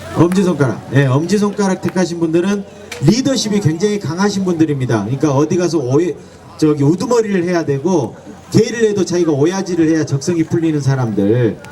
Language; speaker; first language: Korean; native; Korean